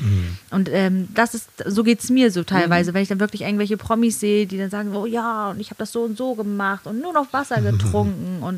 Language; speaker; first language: German; native; German